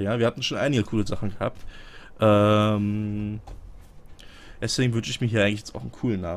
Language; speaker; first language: German; native; German